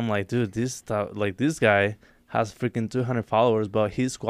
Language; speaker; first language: English; non-native, fluent; Spanish